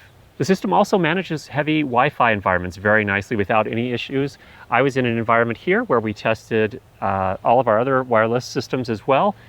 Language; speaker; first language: English; native; English